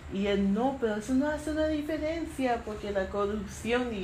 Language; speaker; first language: Spanish; early bilingual, heritage; Spanish